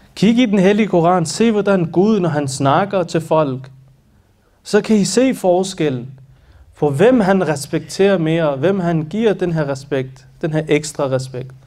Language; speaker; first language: Danish; early bilingual, other home language; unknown